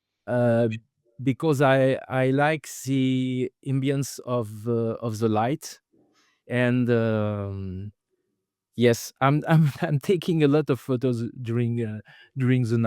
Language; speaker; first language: English; non-native, fluent; French